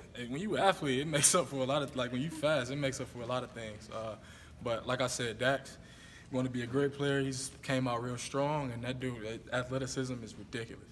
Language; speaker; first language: English; native; English